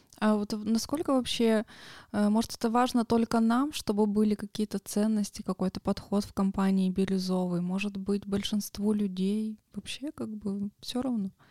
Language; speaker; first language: Russian; native; Russian